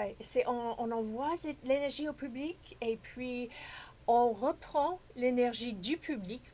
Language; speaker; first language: French; non-native, fluent; English